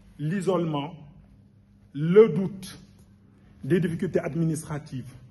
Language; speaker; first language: French; non-native, local second language; Wolof